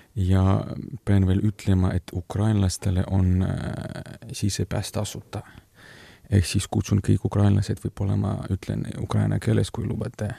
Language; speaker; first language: Estonian; non-native, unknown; Ukrainian